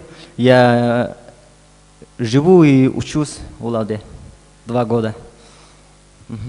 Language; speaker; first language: Russian; non-native, fluent; Mongolian